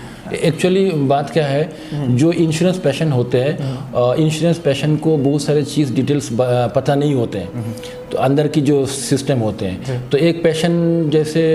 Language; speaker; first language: Hindi; non-native, fluent; Bangla